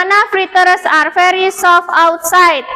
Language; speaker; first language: English; non-native, learner; Indonesian